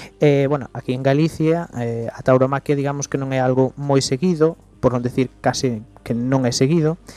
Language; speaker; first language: Galician; non-native, local second language; Spanish